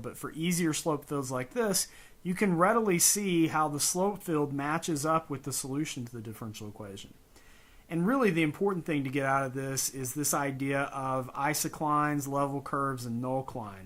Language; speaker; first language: English; native; English